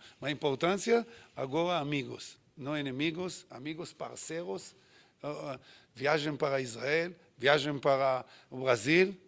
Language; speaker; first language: Portuguese; non-native, fluent; Hebrew